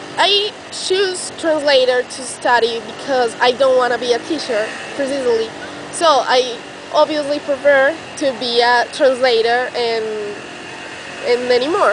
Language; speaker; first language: English; non-native, learner; Spanish